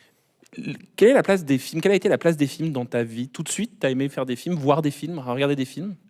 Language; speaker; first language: French; native; French